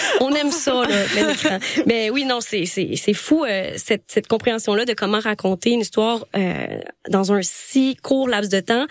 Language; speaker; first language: French; native; French